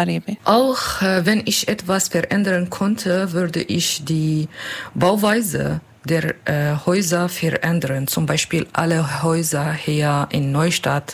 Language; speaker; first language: German; non-native, learner; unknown